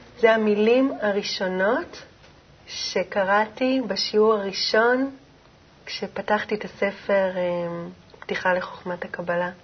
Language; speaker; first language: Hebrew; native; Hebrew